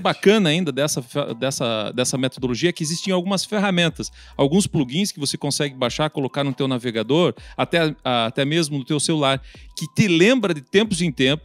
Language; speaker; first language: Portuguese; native; Portuguese